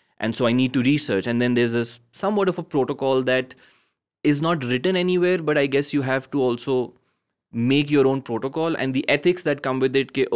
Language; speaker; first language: English; non-native, local second language; Urdu